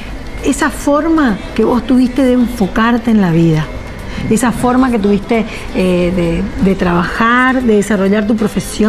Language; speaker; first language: Spanish; native; Spanish